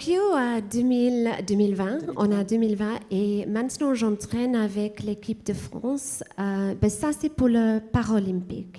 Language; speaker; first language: French; non-native, fluent; English